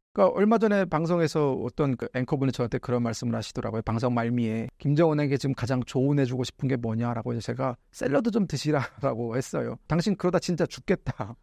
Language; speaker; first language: Korean; native; Korean